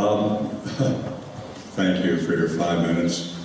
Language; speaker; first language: English; native; English